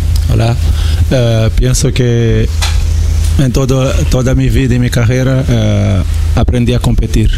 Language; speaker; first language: Spanish; non-native, learner; Portuguese